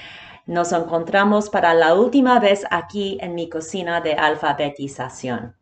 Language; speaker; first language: Spanish; early bilingual, heritage; Spanish